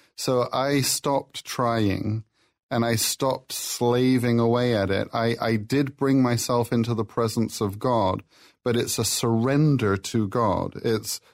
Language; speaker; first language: English; native; English